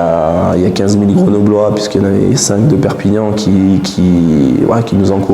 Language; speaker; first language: French; native; French